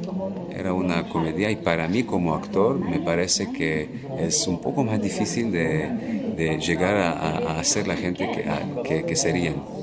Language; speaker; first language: Spanish; non-native, learner; Hebrew